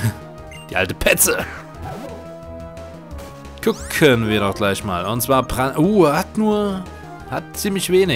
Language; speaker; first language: German; native; German